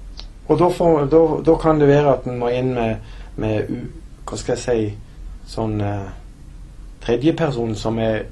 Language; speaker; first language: Norwegian; native; Norwegian